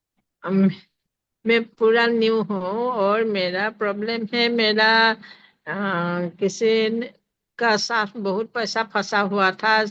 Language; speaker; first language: Hindi; non-native, local second language; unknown